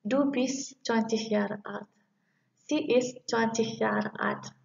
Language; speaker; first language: German; non-native, fluent; Indonesian